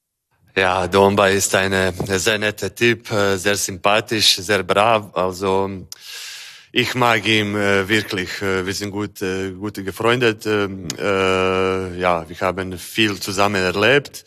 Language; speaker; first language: German; non-native, learner; Croatian